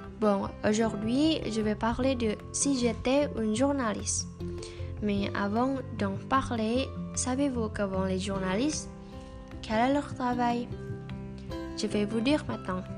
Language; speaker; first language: French; non-native, learner; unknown